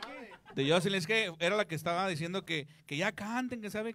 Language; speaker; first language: Spanish; native; Spanish